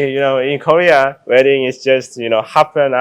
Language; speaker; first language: English; non-native, learner; Korean